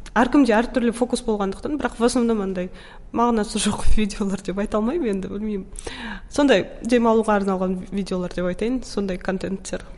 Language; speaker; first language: Kazakh; native; Kazakh